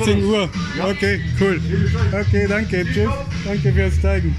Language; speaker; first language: German; native; German